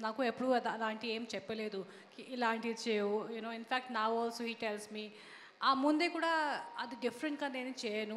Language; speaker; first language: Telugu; non-native, learner; Hindi